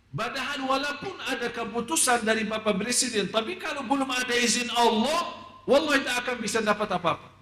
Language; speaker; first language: Malay; non-native, fluent; Arabic